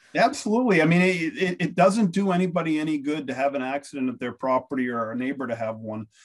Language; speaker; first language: English; native; English